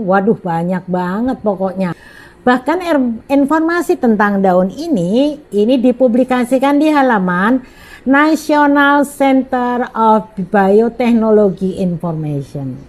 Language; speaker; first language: Indonesian; native; Indonesian